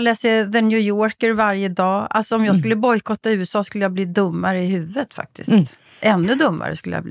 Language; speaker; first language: Swedish; native; Swedish